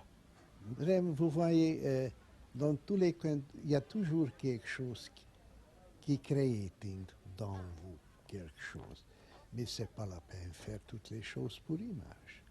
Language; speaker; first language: French; non-native, learner; Hungarian